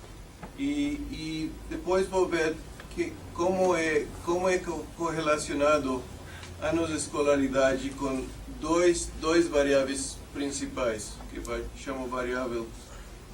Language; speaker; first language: Portuguese; non-native, fluent; English